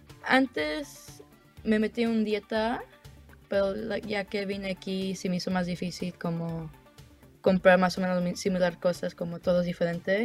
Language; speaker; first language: Spanish; early bilingual, heritage; Spanish